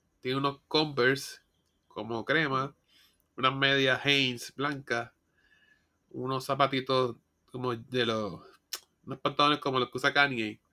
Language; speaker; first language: Spanish; native; Spanish